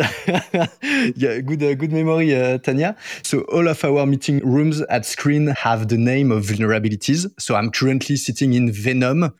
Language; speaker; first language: English; non-native, fluent; French